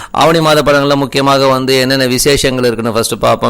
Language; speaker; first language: Tamil; native; Tamil